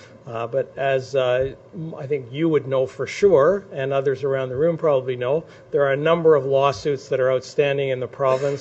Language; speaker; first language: English; native; English